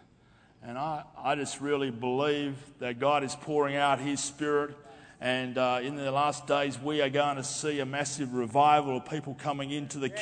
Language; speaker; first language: English; native; English